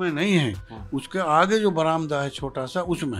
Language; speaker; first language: Hindi; native; Hindi